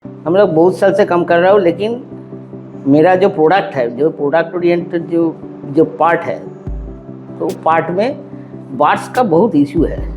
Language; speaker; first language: Hindi; non-native, local second language; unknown